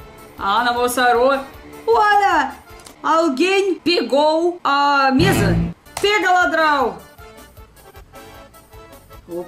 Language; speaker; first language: Portuguese; non-native, learner; Russian